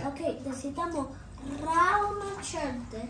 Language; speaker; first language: Spanish; early bilingual, heritage; Spanish